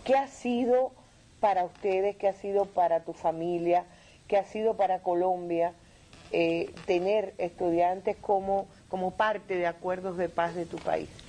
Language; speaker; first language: Spanish; native; Spanish